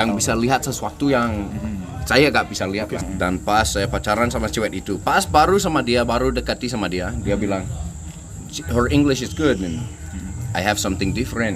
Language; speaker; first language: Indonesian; non-native, fluent; English